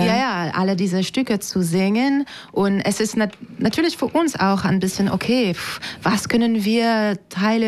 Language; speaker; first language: German; non-native, fluent; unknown